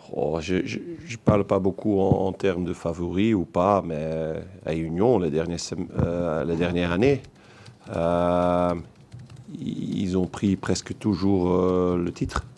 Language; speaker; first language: French; non-native, local second language; Dutch